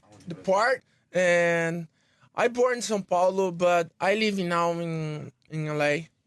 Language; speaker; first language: English; non-native, learner; Portuguese